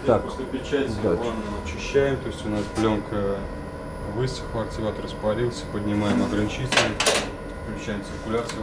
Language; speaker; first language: Russian; native; Russian